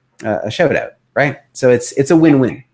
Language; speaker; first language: English; native; English